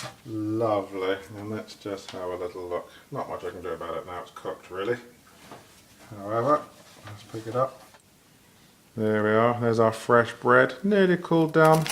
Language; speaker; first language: English; native; English